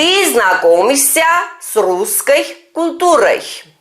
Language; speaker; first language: Russian; non-native, fluent; Turkish